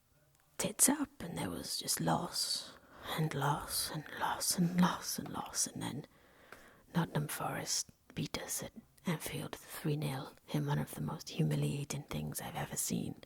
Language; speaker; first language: English; non-native, local second language; Welsh